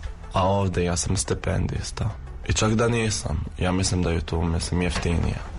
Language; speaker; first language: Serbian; non-native, fluent; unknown